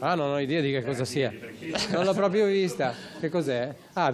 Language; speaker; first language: Italian; native; Italian